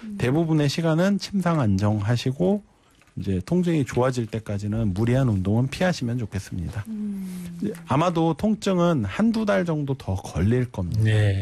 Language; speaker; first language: Korean; native; Korean